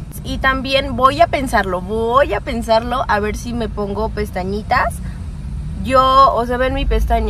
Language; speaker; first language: Spanish; native; Spanish